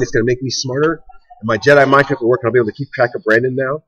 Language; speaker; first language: English; native; English